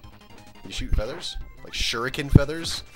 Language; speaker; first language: English; native; English